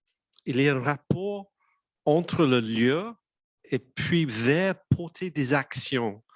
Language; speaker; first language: French; non-native, fluent; English